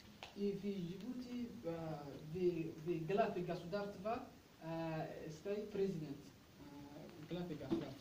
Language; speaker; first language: Russian; non-native, learner; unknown